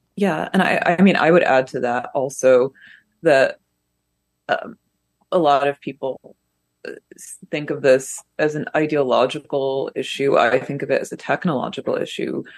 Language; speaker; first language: English; early bilingual, other home language; Russian